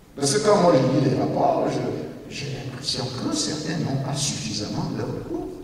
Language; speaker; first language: French; native; French